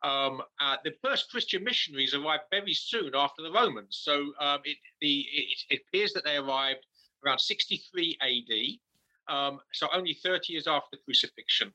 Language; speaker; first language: English; native; English